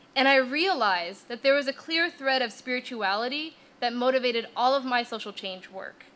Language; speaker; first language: English; native; English